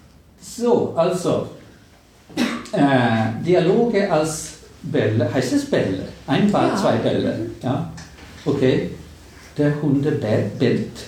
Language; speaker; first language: German; non-native, fluent; Swedish